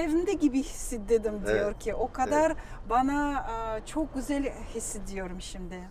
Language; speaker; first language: Turkish; non-native, learner; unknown